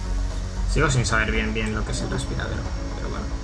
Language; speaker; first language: Spanish; native; Spanish